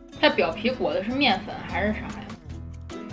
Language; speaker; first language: Chinese; native; Chinese